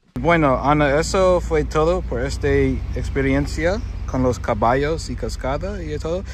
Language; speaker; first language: Spanish; non-native, learner; English